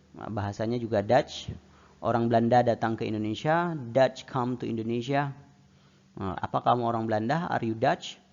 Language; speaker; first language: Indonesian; non-native, local second language; Achinese